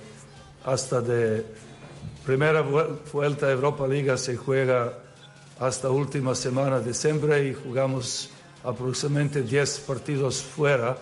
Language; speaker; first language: Spanish; non-native, learner; Serbian